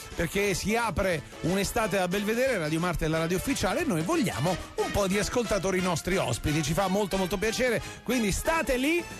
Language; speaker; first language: Italian; native; Italian